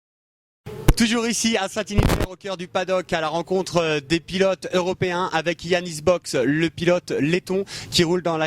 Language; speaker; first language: French; native; French